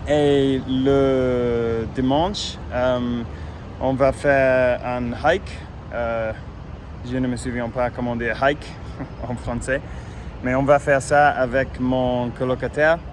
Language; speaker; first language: French; non-native, fluent; English